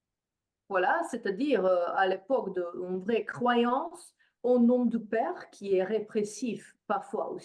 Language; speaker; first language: French; non-native, fluent; Slovenian